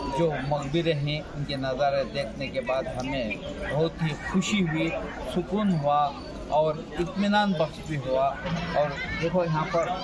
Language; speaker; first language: Hindi; non-native, local second language; Urdu